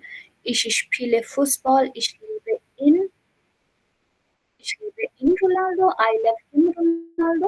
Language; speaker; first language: German; non-native, learner; Hindi